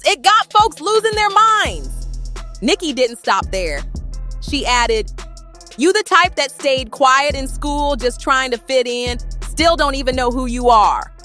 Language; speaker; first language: English; native; English